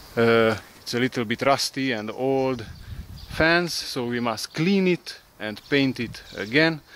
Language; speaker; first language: English; non-native, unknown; Hungarian